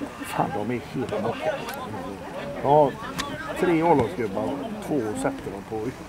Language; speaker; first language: Swedish; native; Swedish